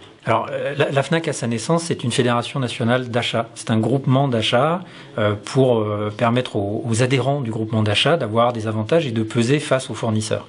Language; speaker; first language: French; native; French